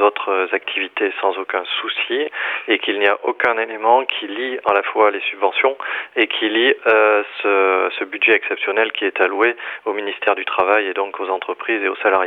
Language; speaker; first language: French; native; French